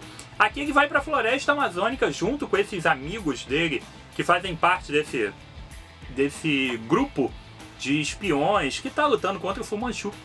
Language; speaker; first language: Portuguese; native; Portuguese